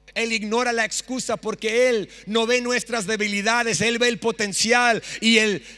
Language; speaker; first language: Spanish; early bilingual, other home language; English